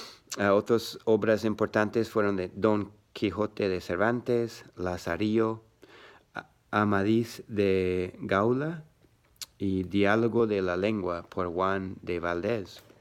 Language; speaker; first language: Spanish; non-native, learner; English